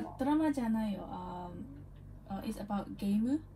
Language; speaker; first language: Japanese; non-native, learner; Burmese